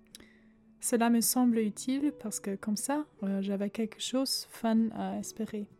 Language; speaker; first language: French; non-native, fluent; German